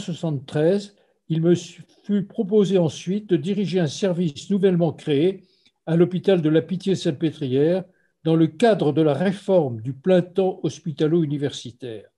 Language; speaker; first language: French; native; French